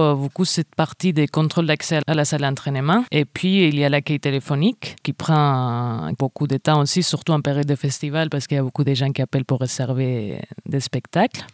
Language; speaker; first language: French; non-native, fluent; Spanish